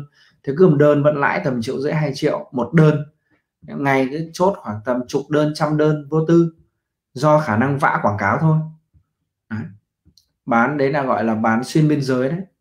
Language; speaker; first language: Vietnamese; native; Vietnamese